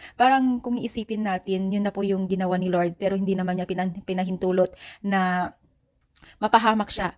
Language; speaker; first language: Filipino; non-native, local second language; Iloko